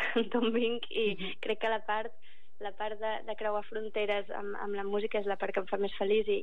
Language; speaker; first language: Catalan; non-native, local second language; English